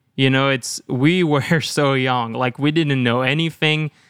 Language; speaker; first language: English; non-native, fluent; French